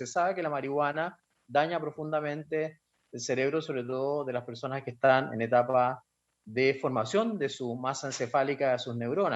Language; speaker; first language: Spanish; native; Spanish